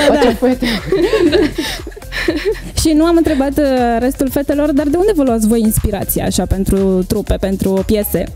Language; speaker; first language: Romanian; native; Romanian